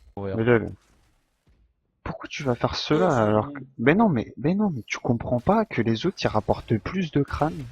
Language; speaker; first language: French; native; French